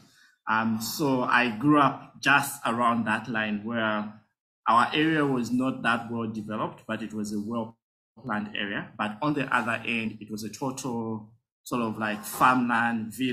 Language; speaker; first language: English; non-native, local second language; Nyanja